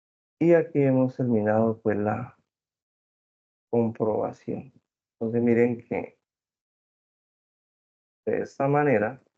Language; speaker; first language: Spanish; native; Spanish